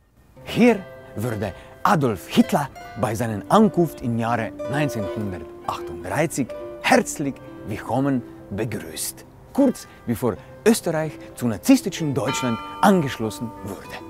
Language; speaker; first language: German; non-native, learner; Slovenian